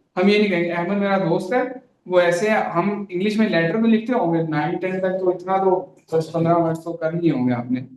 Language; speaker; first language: Urdu; native; Urdu